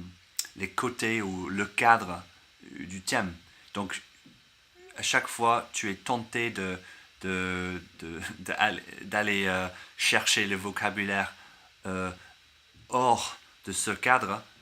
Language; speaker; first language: French; non-native, learner; English